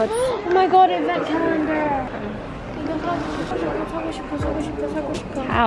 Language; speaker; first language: Korean; early bilingual, heritage; English